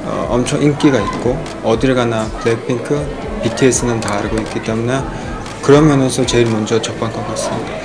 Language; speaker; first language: Korean; non-native, fluent; Mongolian